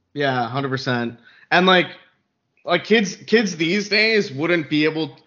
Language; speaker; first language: English; native; English